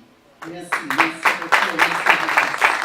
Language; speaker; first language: French; non-native, fluent; English